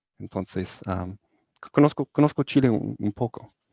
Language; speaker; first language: Spanish; non-native, learner; English